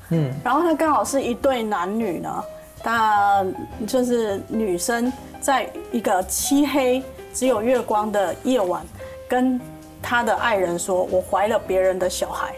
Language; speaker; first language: Chinese; native; Chinese